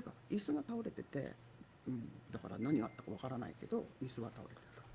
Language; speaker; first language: Japanese; native; Japanese